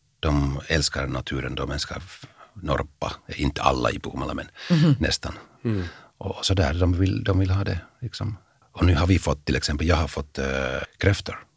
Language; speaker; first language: Swedish; non-native, fluent; Finnish